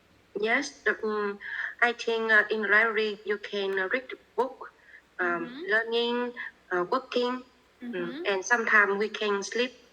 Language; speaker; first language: English; non-native, learner; Vietnamese